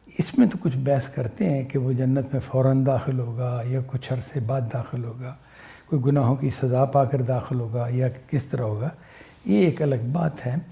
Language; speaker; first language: Urdu; non-native, local second language; Punjabi